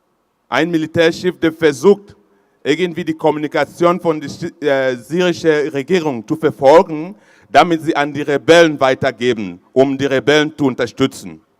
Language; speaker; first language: German; non-native, fluent; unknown